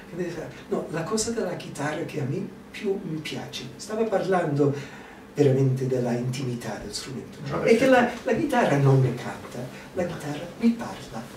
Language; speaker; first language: Italian; non-native, fluent; English